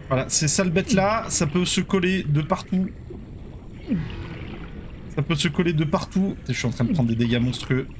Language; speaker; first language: French; native; French